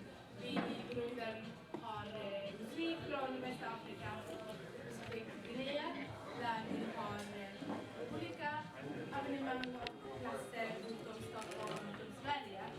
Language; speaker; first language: Swedish; non-native, fluent; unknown